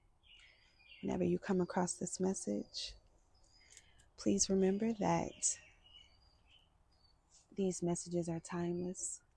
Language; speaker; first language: English; native; English